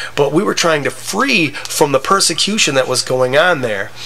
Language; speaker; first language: English; native; English